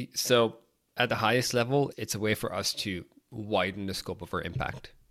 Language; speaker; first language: English; native; English